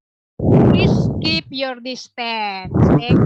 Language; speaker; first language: English; non-native, learner; Indonesian